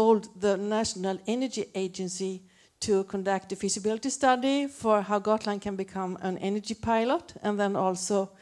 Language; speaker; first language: English; non-native, fluent; Swedish